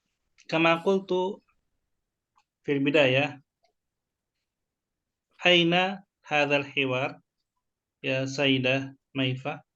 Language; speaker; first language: Arabic; non-native, fluent; Indonesian